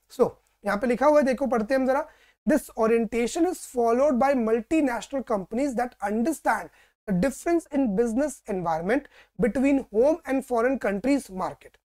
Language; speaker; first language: Hindi; native; Hindi